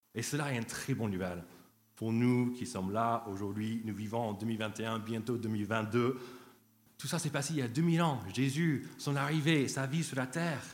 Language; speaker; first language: French; non-native, fluent; English